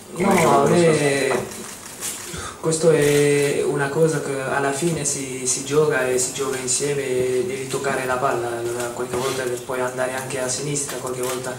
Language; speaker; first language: Italian; non-native, fluent; Dutch